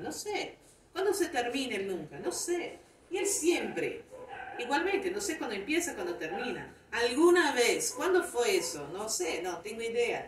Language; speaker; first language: Spanish; non-native, fluent; Portuguese